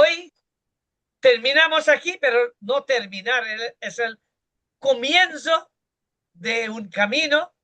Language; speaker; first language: Spanish; non-native, fluent; Bangla